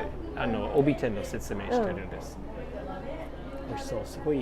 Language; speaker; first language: Japanese; non-native, fluent; English